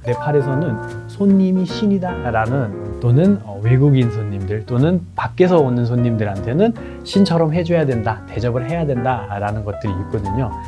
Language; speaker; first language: Korean; non-native, fluent; Nepali